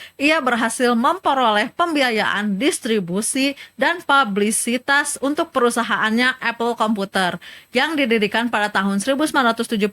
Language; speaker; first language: Indonesian; native; Indonesian